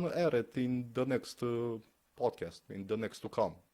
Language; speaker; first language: English; non-native, fluent; Romanian